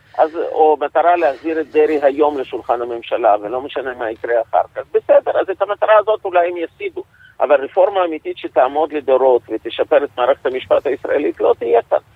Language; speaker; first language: Hebrew; non-native, fluent; Russian